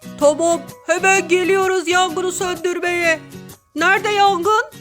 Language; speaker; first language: Turkish; native; Turkish